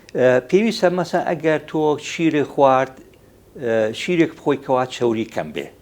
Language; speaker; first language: Central Kurdish; native; Central Kurdish